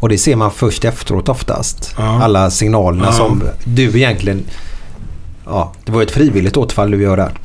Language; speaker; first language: Swedish; native; Swedish